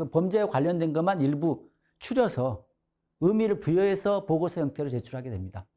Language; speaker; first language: Korean; native; Korean